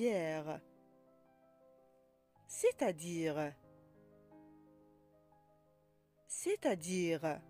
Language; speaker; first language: French; non-native, local second language; Arabic